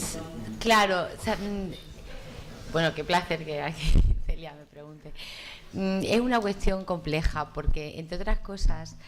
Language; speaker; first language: Spanish; native; Spanish